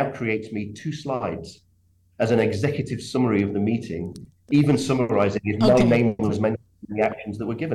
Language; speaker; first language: English; native; English